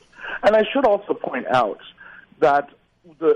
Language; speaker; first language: English; non-native, local second language; Urdu